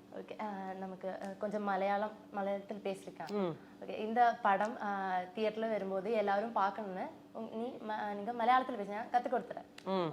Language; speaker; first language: Tamil; non-native, learner; Malayalam